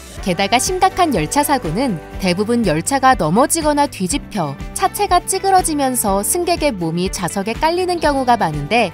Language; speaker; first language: Korean; native; Korean